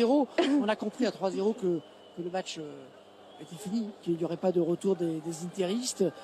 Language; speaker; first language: French; native; French